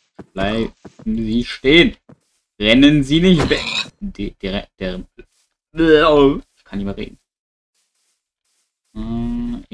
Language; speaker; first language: German; native; German